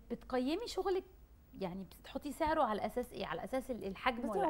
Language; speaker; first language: Arabic; native; Arabic